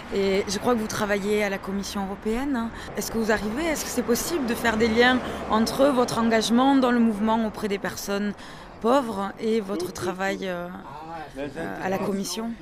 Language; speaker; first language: French; native; French